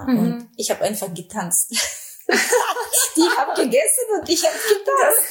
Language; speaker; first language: German; non-native, fluent; Russian